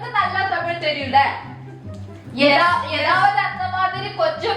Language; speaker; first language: Tamil; non-native, learner; Malayalam